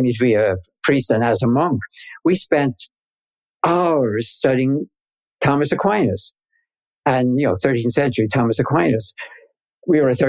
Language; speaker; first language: English; native; English